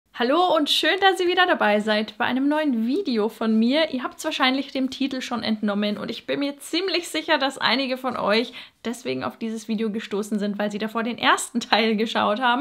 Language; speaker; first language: German; native; German